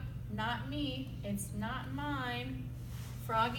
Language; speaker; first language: English; native; English